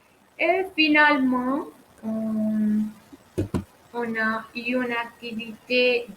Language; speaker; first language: French; non-native, learner; Spanish